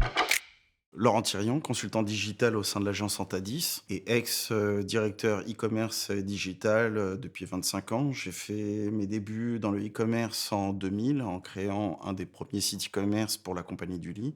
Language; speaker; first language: French; native; French